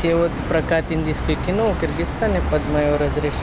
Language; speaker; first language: Russian; non-native, learner; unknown